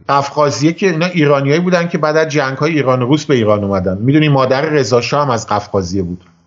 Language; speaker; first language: Persian; native; Persian